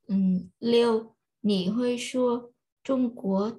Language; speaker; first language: Chinese; non-native, learner; Vietnamese